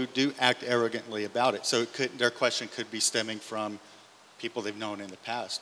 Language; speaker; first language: English; native; English